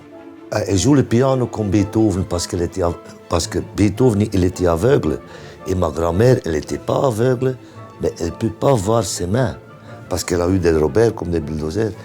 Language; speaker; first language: French; non-native, local second language; Dutch